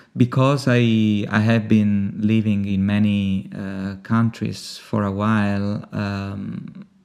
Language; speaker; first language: English; non-native, fluent; Italian